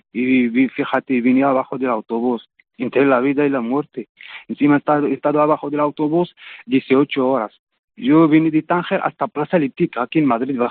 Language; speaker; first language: Spanish; non-native, fluent; Arabic